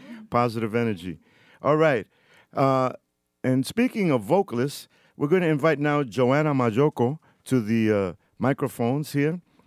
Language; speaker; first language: English; early bilingual, other home language; Spanish